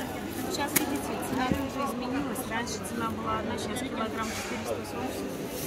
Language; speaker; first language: Russian; native; Russian